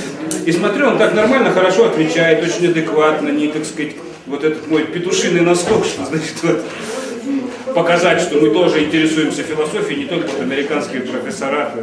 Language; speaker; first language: Russian; native; Russian